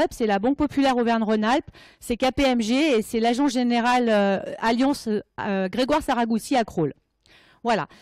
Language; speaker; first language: French; native; French